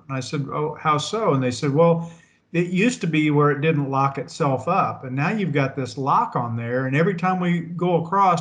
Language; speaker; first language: English; native; English